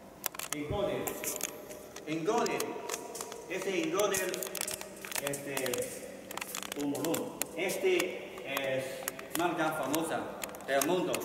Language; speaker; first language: Spanish; non-native, learner; Chinese